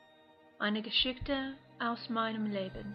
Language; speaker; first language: German; non-native, learner; English